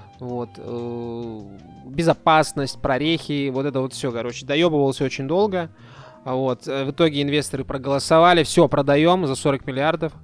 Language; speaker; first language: Russian; native; Russian